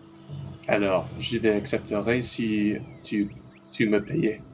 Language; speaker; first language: French; non-native, learner; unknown